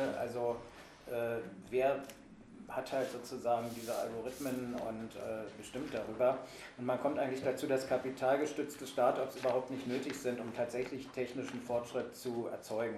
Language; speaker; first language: German; native; German